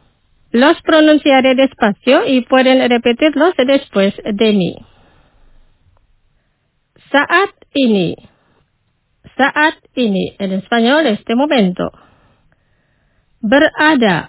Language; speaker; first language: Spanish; non-native, fluent; Indonesian